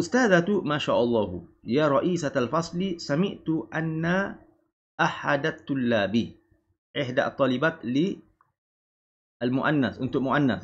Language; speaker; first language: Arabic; non-native, fluent; Malay